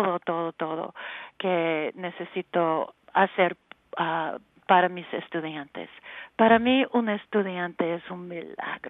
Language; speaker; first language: Spanish; non-native, learner; English